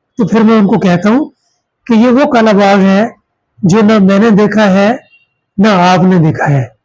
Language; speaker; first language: Urdu; non-native, local second language; Saraiki